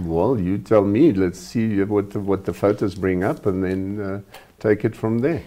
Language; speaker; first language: English; non-native, local second language; German